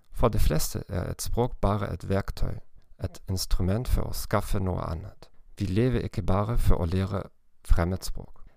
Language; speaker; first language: Norwegian; non-native, learner; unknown